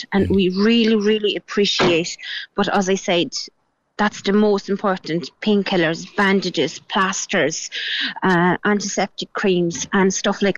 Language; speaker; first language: English; non-native, fluent; Polish